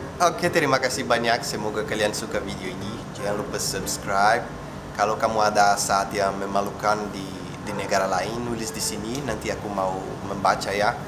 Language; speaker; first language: Indonesian; non-native, fluent; Portuguese